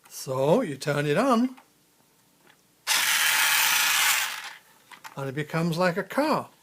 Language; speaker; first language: English; native; English